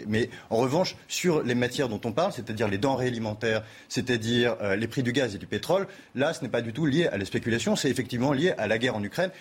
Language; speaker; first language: French; native; French